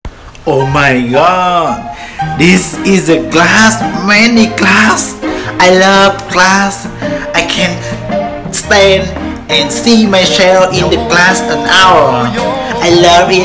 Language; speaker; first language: English; non-native, learner; Vietnamese